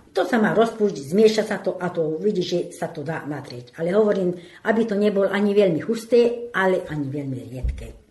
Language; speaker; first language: Slovak; non-native, local second language; Hungarian